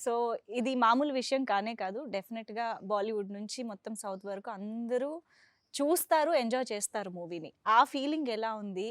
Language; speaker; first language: Telugu; native; Telugu